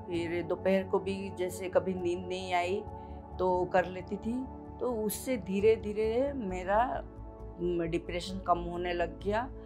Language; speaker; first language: Hindi; non-native, local second language; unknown